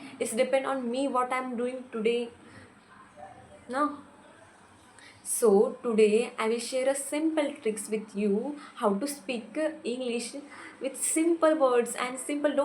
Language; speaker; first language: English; non-native, local second language; Hindi